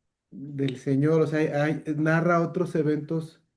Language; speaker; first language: Spanish; native; Spanish